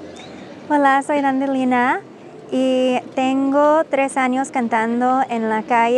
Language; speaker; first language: Spanish; non-native, fluent; English